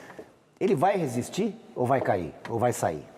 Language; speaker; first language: Portuguese; native; Portuguese